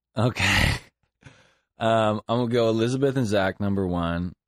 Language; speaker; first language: English; native; English